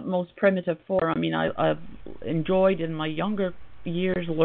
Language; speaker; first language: English; native; English